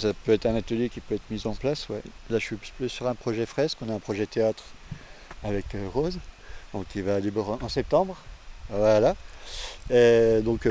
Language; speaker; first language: French; native; French